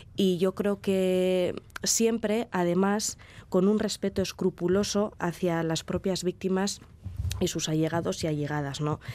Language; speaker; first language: Spanish; non-native, local second language; Basque